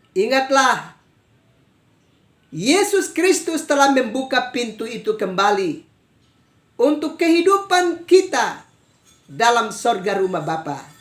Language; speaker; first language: Indonesian; native; Indonesian